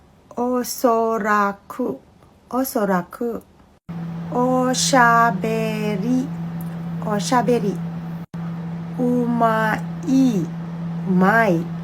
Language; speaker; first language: Japanese; non-native, fluent; Filipino